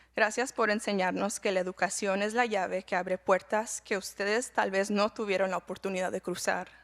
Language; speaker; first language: Spanish; early bilingual, heritage; Spanish